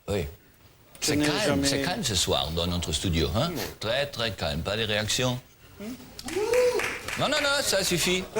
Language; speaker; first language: French; non-native, learner; German